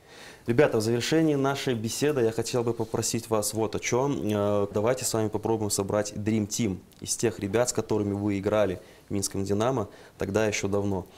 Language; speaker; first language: Russian; native; Russian